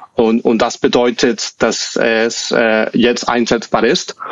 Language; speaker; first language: German; non-native, fluent; Spanish